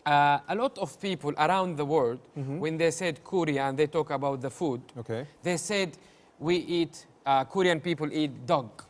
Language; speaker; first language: English; non-native, learner; Arabic